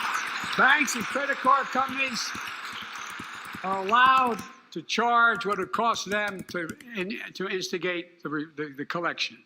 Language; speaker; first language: English; native; English